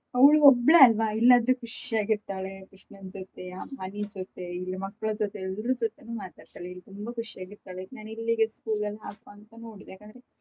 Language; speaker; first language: Kannada; native; Kannada